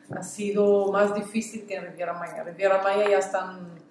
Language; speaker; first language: Spanish; non-native, fluent; Dutch